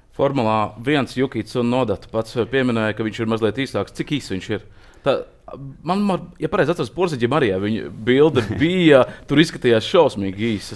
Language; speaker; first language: Latvian; native; Latvian